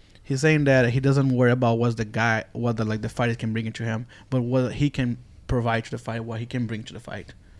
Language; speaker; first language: English; non-native, fluent; Portuguese